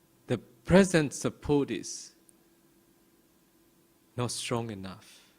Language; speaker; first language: English; non-native, fluent; Burmese